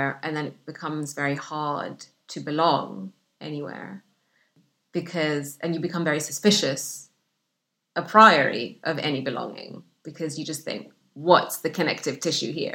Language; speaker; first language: English; non-native, fluent; Arabic